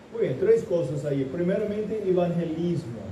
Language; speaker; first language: Spanish; non-native, fluent; English